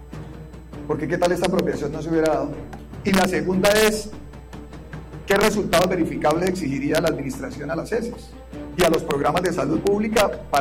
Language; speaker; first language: Spanish; native; Spanish